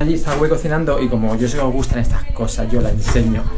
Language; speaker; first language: Spanish; native; Spanish